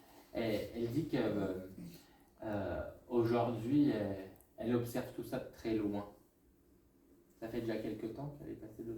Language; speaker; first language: French; native; French